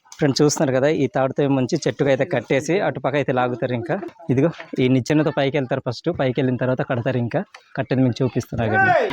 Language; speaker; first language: Telugu; non-native, local second language; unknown